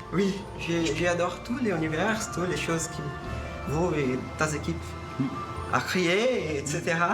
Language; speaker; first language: French; non-native, learner; Portuguese